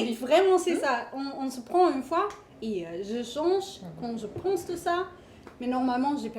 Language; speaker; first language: French; non-native, learner; English